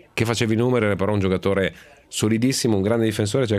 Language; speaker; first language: Italian; native; Italian